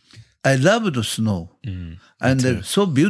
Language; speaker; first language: English; non-native, learner; Japanese